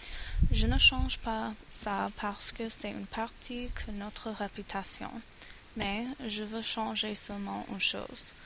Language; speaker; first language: French; non-native, learner; English